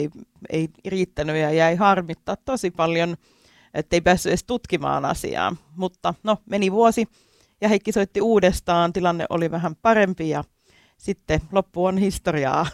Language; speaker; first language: Finnish; native; Finnish